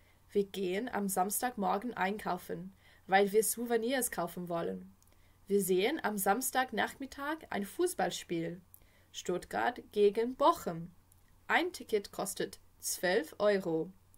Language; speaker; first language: German; non-native, fluent; English